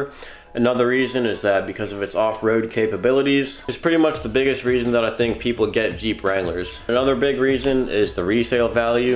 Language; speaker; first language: English; native; English